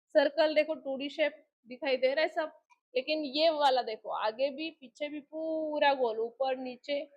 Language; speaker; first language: Hindi; non-native, local second language; Marathi